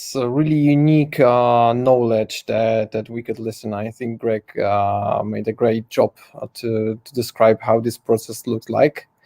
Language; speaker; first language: English; non-native, fluent; Polish